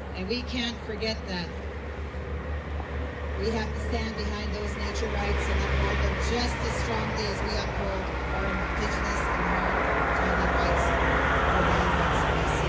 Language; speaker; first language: English; native; English